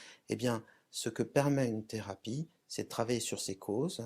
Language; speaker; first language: French; native; French